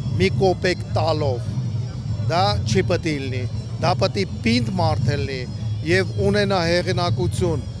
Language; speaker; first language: Armenian; native; Armenian